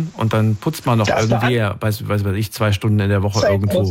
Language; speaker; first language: German; native; German